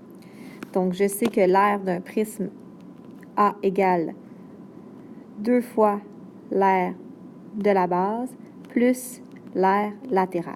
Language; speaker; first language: French; native; French